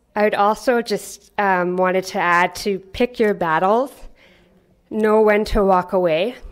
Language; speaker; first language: English; native; English